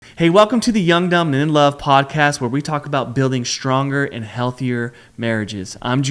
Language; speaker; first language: English; native; English